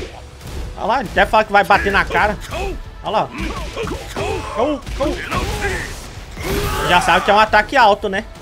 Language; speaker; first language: Portuguese; native; Portuguese